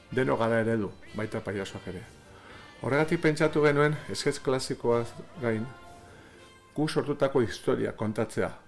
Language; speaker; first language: Basque; non-native, local second language; Spanish